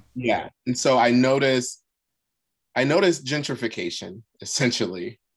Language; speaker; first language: English; early bilingual, other home language; Arabic